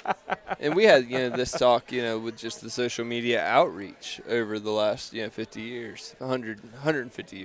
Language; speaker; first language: English; native; English